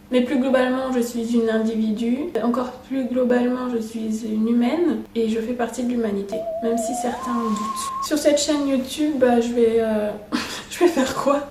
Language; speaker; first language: French; native; French